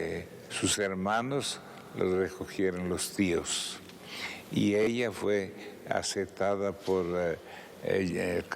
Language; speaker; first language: Spanish; non-native, fluent; Italian